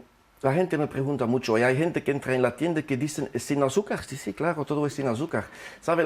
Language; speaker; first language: Spanish; non-native, fluent; French